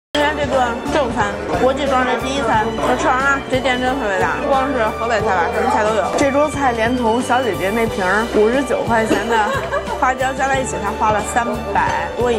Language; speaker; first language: Chinese; native; Chinese